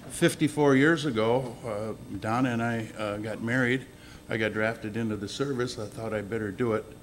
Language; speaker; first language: English; native; English